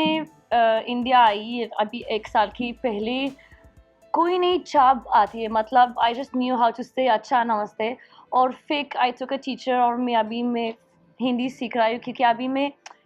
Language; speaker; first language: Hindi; non-native, learner; Arabic